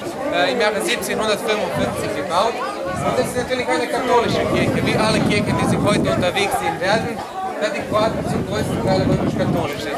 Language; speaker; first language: German; non-native, fluent; Croatian